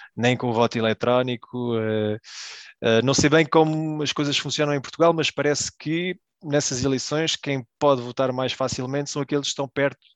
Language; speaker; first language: Portuguese; early bilingual, heritage; Portuguese